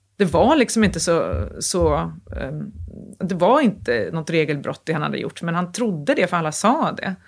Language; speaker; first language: Swedish; native; Swedish